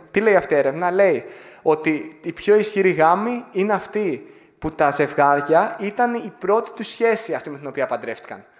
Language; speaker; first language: Greek; native; Greek